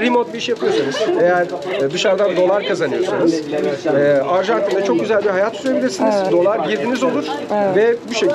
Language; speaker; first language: Turkish; native; Turkish